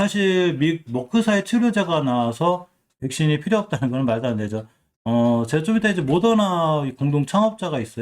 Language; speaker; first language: Korean; native; Korean